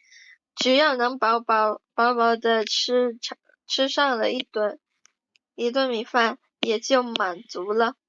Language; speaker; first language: Chinese; non-native, fluent; Indonesian